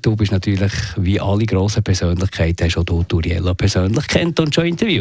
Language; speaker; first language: German; native; German